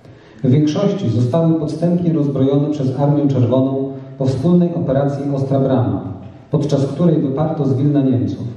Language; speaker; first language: Polish; native; Polish